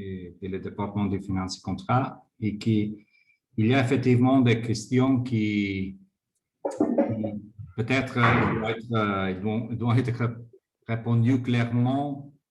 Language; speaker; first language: French; non-native, fluent; Spanish